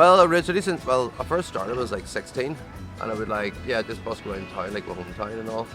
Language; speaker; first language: English; native; English